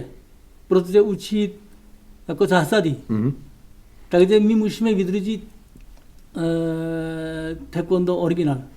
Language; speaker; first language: Czech; non-native, learner; Korean